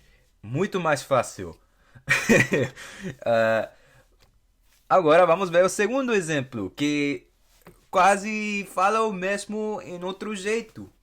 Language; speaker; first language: Portuguese; non-native, fluent; English